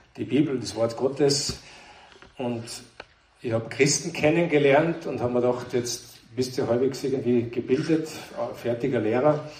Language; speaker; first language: German; native; German